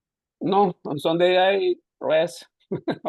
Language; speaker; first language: English; non-native, learner; Spanish